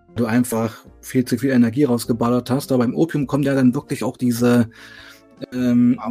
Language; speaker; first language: German; native; German